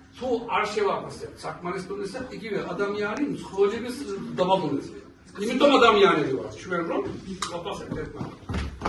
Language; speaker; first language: Georgian; early bilingual, heritage; Georgian